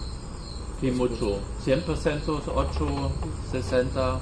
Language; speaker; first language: Spanish; non-native, learner; German